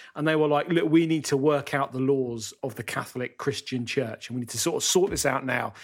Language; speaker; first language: English; native; English